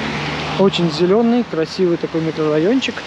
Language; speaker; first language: Russian; native; Russian